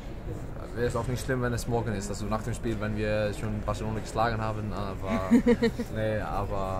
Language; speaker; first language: German; non-native, fluent; Icelandic